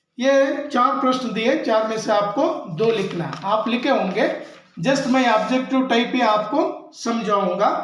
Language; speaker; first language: Hindi; non-native, local second language; Kannada